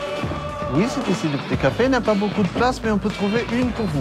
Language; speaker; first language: French; non-native, fluent; Portuguese